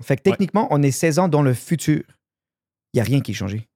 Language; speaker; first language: French; native; French